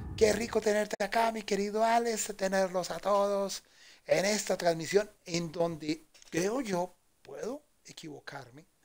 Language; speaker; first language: Spanish; native; Spanish